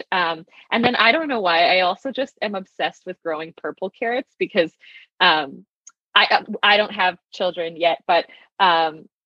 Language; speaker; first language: English; native; English